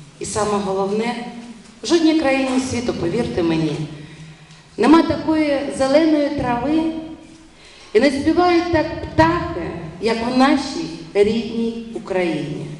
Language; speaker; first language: Ukrainian; non-native, local second language; Russian